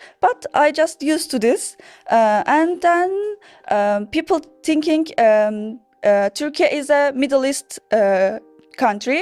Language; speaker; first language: English; non-native, learner; Turkish